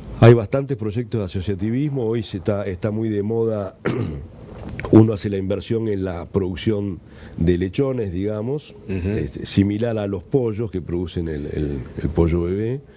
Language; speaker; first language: Spanish; native; Spanish